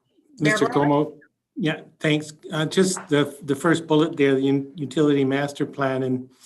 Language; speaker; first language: English; native; English